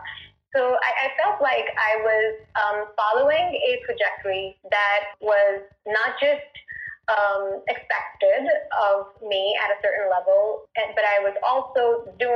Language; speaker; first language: English; non-native, local second language; Punjabi